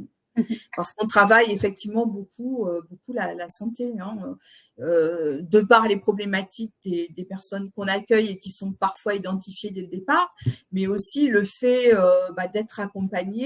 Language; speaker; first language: French; native; French